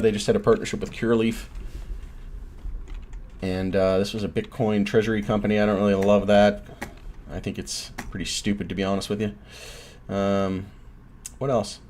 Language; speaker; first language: English; native; English